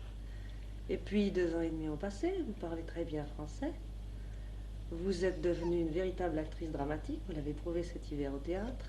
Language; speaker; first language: French; native; French